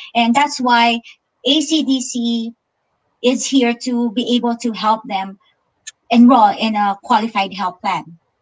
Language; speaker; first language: English; non-native, local second language; Filipino